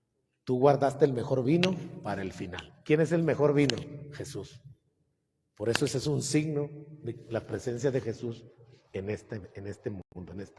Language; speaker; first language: Spanish; native; Spanish